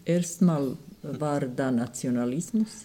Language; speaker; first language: German; non-native, fluent; Croatian